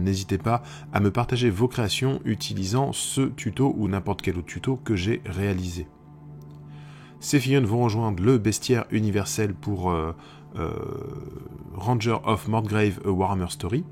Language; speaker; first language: French; native; French